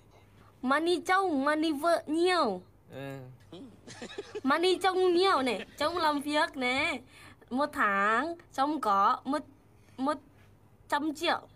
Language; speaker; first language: Vietnamese; non-native, learner; Indonesian